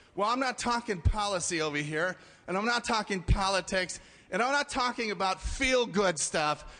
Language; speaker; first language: English; native; English